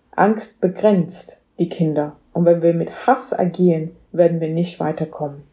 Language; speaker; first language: German; non-native, fluent; English